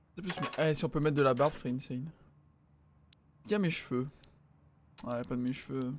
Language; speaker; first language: French; native; French